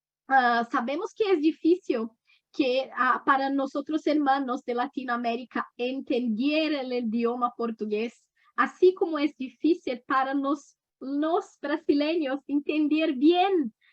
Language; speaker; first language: Spanish; non-native, learner; Portuguese